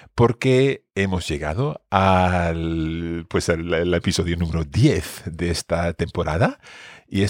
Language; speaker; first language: Spanish; non-native, fluent; English